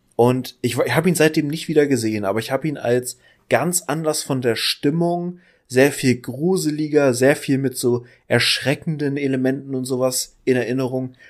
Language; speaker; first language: German; native; German